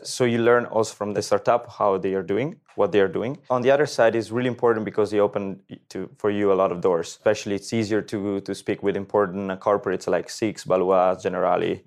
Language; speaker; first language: English; non-native, fluent; Italian